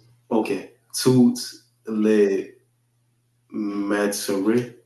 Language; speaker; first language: French; non-native, learner; English